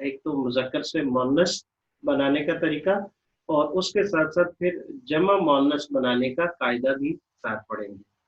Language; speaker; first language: Urdu; native; Urdu